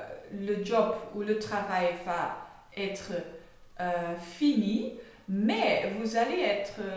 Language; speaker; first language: French; non-native, fluent; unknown